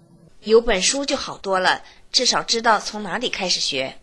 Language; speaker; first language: Chinese; native; Chinese